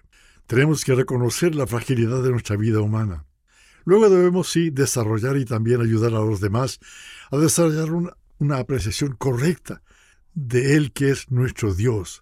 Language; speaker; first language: Spanish; non-native, fluent; English